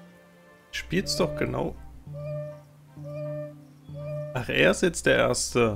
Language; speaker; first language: German; native; German